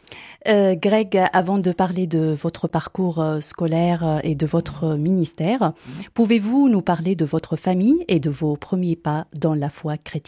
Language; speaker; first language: French; native; French